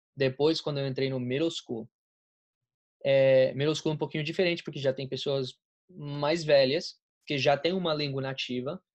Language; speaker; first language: Portuguese; non-native, fluent; English